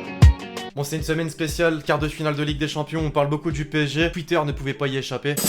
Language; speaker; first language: French; native; French